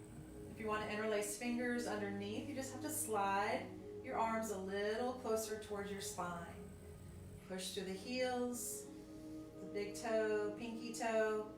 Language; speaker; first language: English; native; English